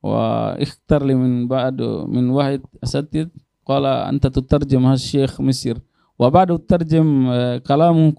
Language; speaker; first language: Arabic; non-native, learner; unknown